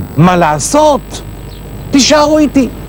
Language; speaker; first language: Hebrew; native; Hebrew